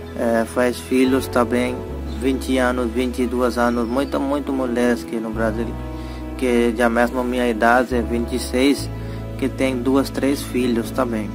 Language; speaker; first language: Portuguese; non-native, learner; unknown